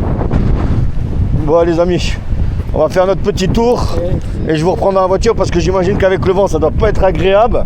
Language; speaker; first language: French; native; French